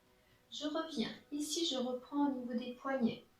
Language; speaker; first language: French; native; French